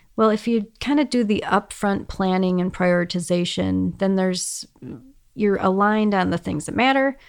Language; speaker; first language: English; native; English